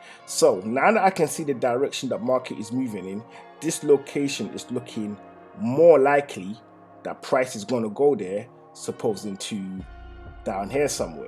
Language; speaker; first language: English; native; English